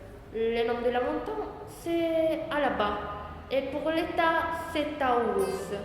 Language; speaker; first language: French; non-native, learner; Italian